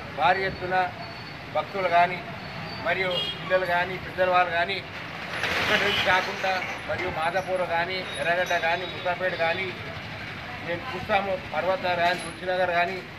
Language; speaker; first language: Telugu; native; Telugu